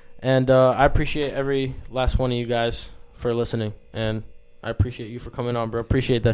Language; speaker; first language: English; early bilingual, other home language; Spanish